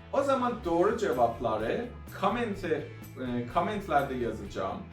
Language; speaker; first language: Turkish; non-native, fluent; Persian